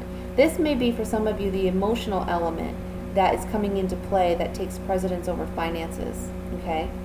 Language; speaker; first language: English; native; English